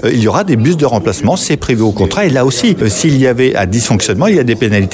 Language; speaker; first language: French; native; French